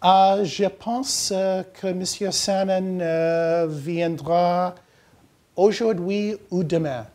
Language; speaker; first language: French; non-native, learner; English